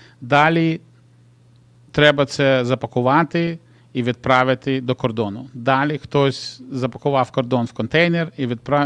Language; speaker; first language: Ukrainian; non-native, local second language; Russian